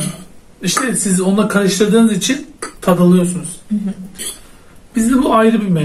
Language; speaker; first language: Turkish; native; Turkish